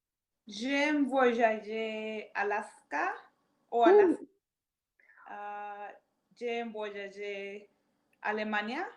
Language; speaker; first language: French; non-native, learner; English